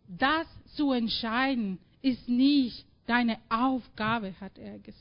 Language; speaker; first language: German; non-native, fluent; Spanish